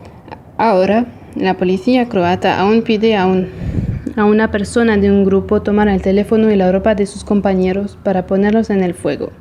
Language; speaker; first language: Spanish; non-native, fluent; Portuguese